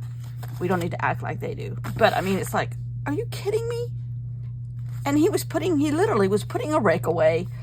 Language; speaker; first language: English; native; English